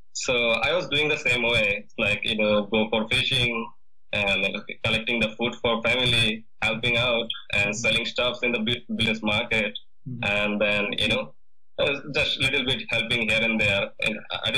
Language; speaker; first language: English; non-native, learner; Bangla